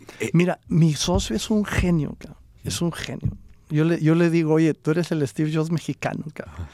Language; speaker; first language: Spanish; native; Spanish